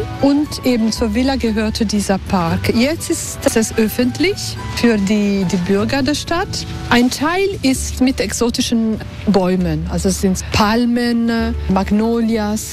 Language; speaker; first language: German; non-native, local second language; Italian